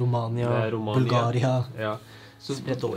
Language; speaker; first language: Norwegian; native; Norwegian